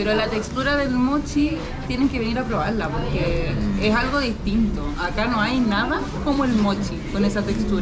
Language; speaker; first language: Spanish; native; Spanish